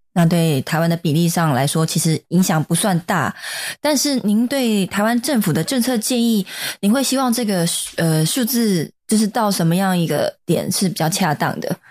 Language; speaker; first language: Chinese; native; Chinese